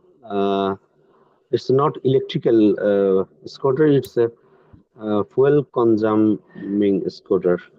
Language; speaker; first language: English; non-native, learner; Bangla